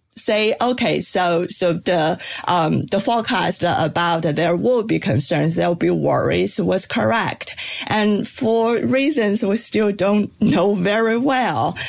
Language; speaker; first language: English; non-native, fluent; Chinese